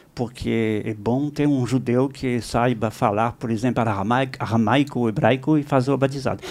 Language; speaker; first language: Portuguese; non-native, fluent; French